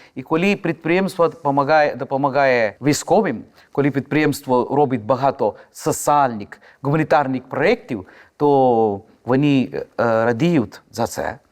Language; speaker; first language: Ukrainian; non-native, fluent; Hindi